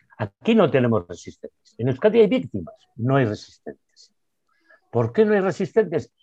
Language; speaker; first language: Spanish; non-native, local second language; Basque